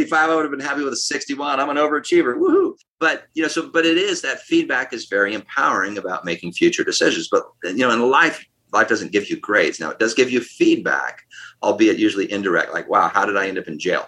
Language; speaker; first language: English; native; English